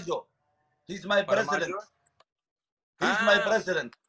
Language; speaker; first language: English; non-native, learner; Somali